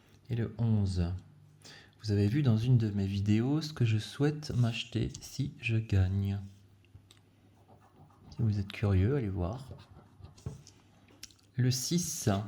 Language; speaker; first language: French; native; French